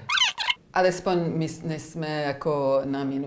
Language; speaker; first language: Czech; non-native, learner; English